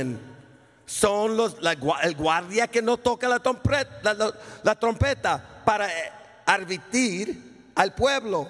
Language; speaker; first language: Spanish; early bilingual, heritage; Spanish